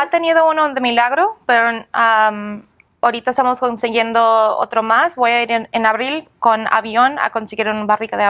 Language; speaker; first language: Spanish; early bilingual, heritage; English